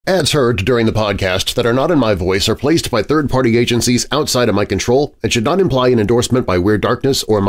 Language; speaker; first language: English; native; English